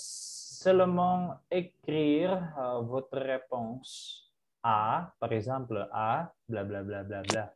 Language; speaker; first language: French; non-native, fluent; Indonesian